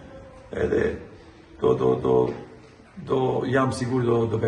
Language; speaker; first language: Albanian; non-native, fluent; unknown